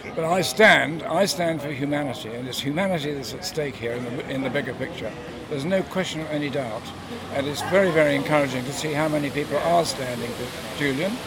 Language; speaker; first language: English; native; English